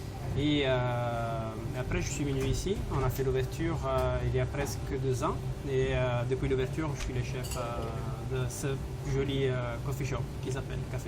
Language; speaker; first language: French; non-native, fluent; Italian